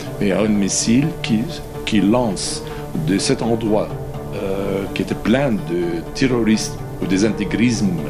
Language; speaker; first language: French; non-native, fluent; Arabic